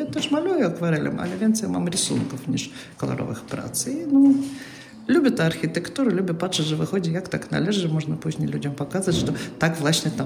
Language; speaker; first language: Polish; non-native, fluent; Russian